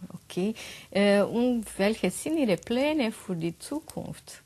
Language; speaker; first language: German; non-native, learner; Portuguese